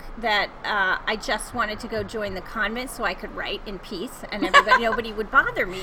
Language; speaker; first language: English; native; English